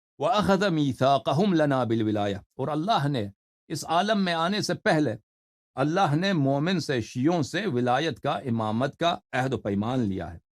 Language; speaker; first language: Urdu; non-native, fluent; Persian